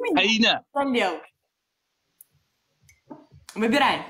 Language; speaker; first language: Russian; native; Russian